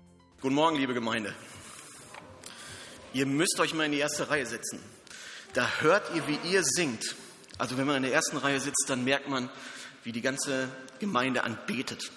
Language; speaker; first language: German; native; German